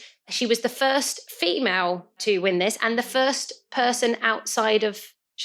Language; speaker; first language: English; native; English